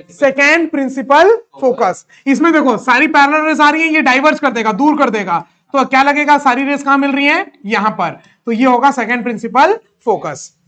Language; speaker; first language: Hindi; native; Hindi